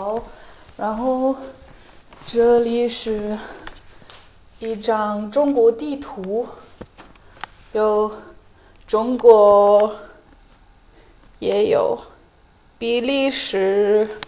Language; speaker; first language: Chinese; non-native, fluent; Dutch